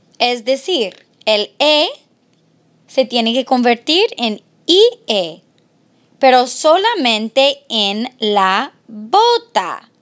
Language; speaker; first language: Spanish; non-native, fluent; English